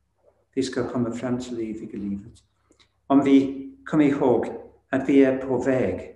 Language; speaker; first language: Swedish; non-native, fluent; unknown